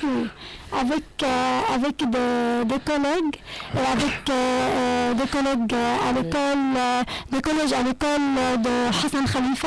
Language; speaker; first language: French; non-native, fluent; Arabic